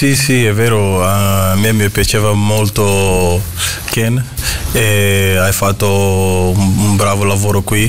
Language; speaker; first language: Italian; non-native, fluent; Portuguese